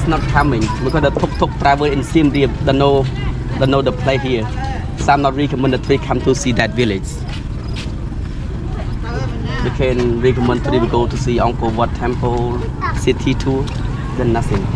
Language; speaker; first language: English; non-native, learner; Khmer